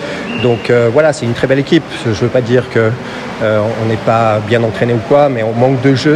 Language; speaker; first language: French; native; French